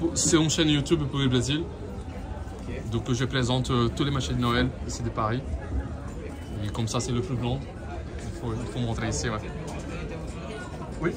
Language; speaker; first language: French; non-native, fluent; Portuguese